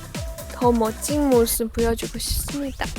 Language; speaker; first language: Korean; non-native, learner; Chinese